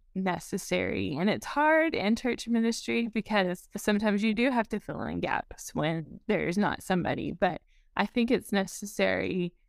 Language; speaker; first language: English; native; English